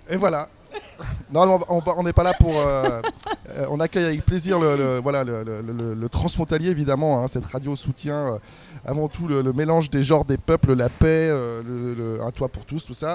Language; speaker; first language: French; native; French